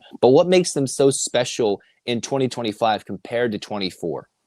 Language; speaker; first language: English; native; English